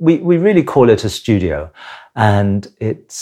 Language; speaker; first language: English; non-native, local second language; Cantonese